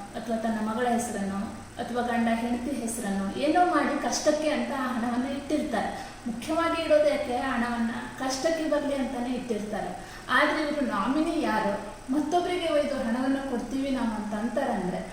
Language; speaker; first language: Kannada; native; Kannada